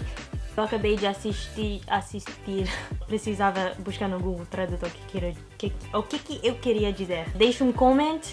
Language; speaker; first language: Portuguese; non-native, learner; English